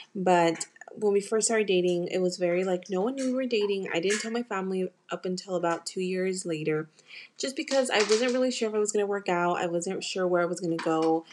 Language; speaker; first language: English; early bilingual, other home language; Spanish